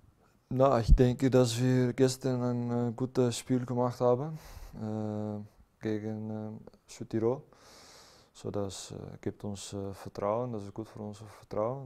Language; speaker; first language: German; non-native, learner; Dutch